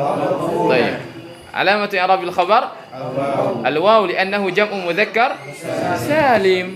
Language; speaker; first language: Arabic; non-native, fluent; Indonesian